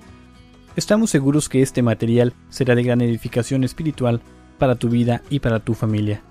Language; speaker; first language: Spanish; native; Spanish